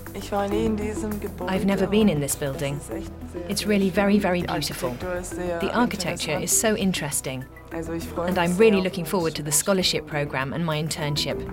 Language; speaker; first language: English; non-native, fluent; Turkish